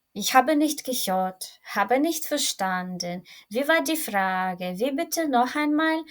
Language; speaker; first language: German; non-native, fluent; Ukrainian